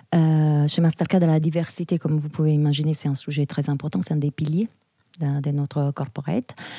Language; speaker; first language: French; non-native, fluent; Italian